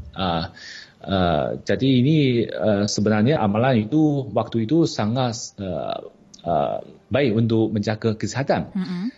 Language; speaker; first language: Malay; non-native, fluent; Chinese